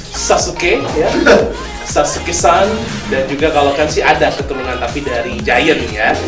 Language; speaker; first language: Indonesian; native; Indonesian